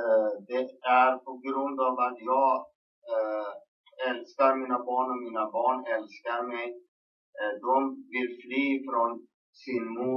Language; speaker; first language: Swedish; non-native, local second language; Persian